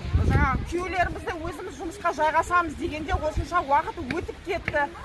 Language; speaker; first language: Kazakh; early bilingual, heritage; Kazakh